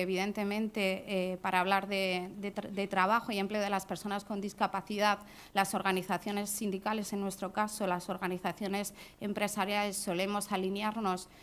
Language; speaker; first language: Spanish; native; Spanish